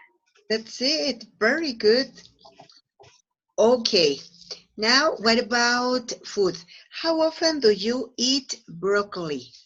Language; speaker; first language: English; non-native, fluent; Spanish